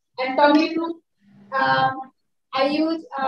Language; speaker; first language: English; non-native, learner; Bangla